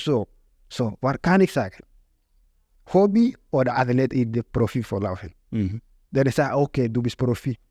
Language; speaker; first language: German; non-native, learner; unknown